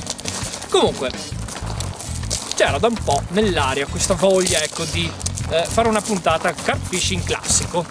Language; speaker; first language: Italian; native; Italian